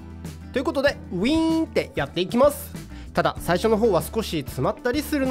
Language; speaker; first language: Japanese; native; Japanese